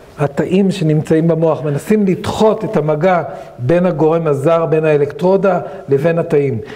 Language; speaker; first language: Hebrew; native; Hebrew